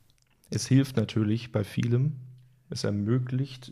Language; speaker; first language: German; native; German